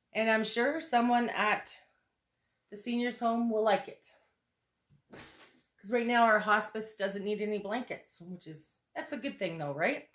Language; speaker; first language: English; native; English